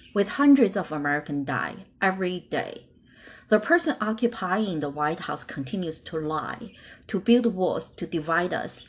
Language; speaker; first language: English; non-native, fluent; Chinese